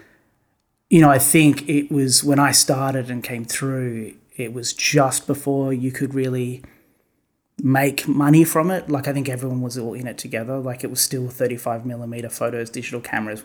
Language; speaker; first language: English; native; English